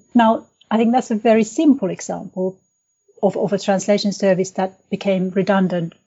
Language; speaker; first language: English; non-native, fluent; Finnish